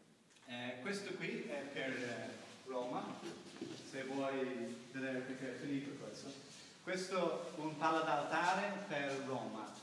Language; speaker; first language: Italian; non-native, learner; English